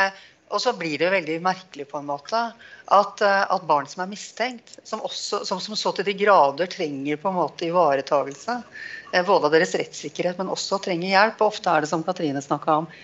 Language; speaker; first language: Norwegian; native; Norwegian